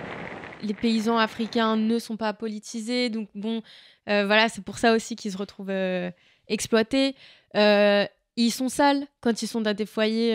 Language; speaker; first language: French; native; French